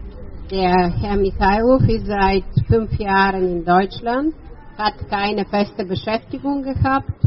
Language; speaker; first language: German; non-native, fluent; Bulgarian